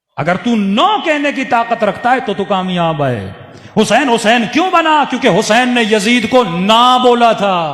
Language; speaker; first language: Urdu; early bilingual, heritage; Urdu